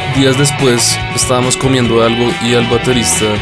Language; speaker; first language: Spanish; native; Spanish